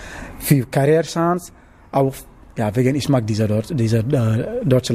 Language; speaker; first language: German; non-native, learner; Wolof